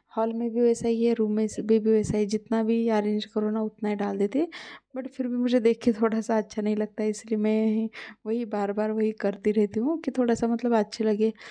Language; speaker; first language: Hindi; non-native, local second language; Marathi